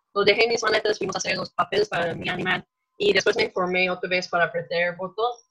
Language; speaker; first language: Spanish; non-native, fluent; English